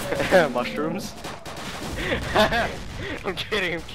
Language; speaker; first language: English; native; English